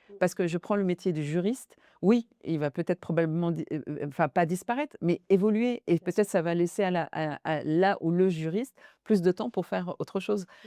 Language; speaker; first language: French; early bilingual, other home language; Arabic